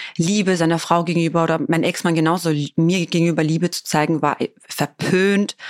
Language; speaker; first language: German; early bilingual, other home language; Albanian